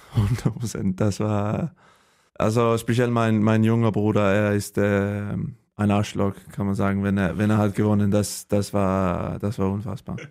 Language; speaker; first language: German; non-native, learner; Danish